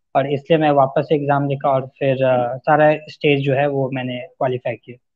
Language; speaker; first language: Hindi; native; Hindi